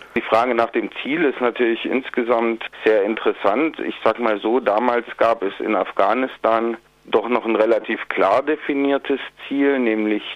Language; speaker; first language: German; native; German